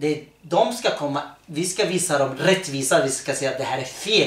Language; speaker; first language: Swedish; early bilingual, other home language; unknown